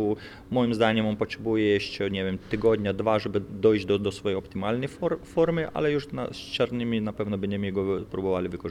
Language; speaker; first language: Polish; non-native, fluent; Lithuanian